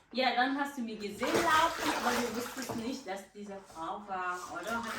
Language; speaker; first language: German; non-native, learner; French